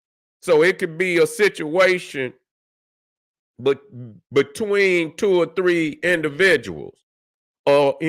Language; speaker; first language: English; native; English